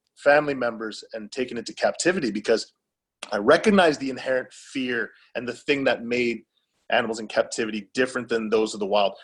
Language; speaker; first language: English; native; English